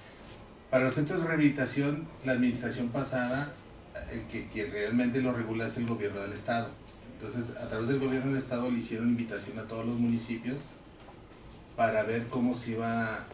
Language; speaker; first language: Spanish; native; Spanish